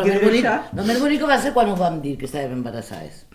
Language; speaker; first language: Catalan; native; Catalan